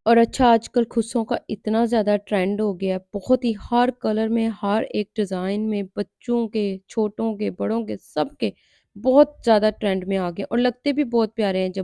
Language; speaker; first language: Urdu; non-native, local second language; Punjabi